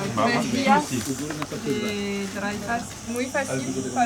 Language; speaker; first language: Spanish; non-native, fluent; French